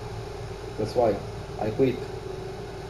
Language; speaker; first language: English; non-native, learner; Italian